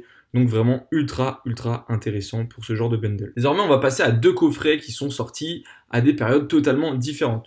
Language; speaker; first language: French; native; French